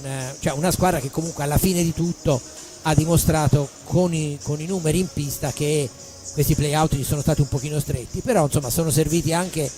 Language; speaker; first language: Italian; native; Italian